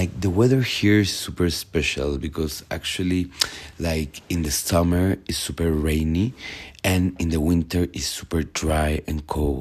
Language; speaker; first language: English; non-native, learner; Spanish